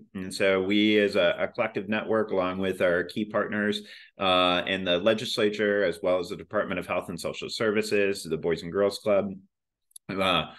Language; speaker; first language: English; native; English